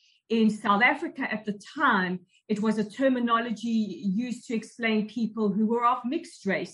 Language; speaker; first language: English; native; English